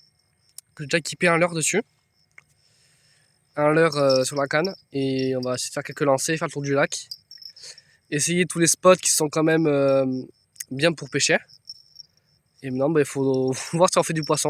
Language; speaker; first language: French; native; French